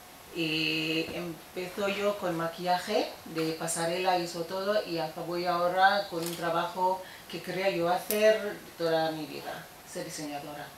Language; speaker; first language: Spanish; non-native, fluent; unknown